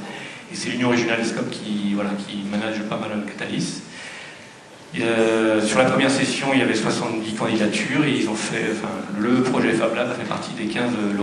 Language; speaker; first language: French; native; French